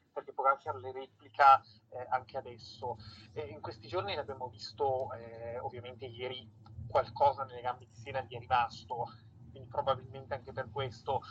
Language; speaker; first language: Italian; native; Italian